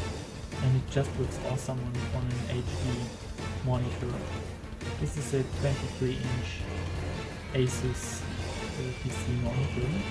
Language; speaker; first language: English; non-native, fluent; German